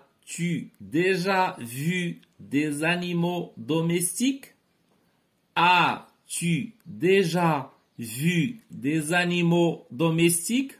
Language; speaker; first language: French; non-native, local second language; Arabic